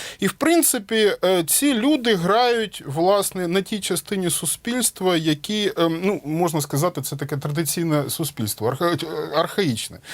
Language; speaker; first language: Ukrainian; non-native, local second language; Russian